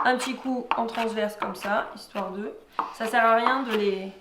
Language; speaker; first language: French; native; French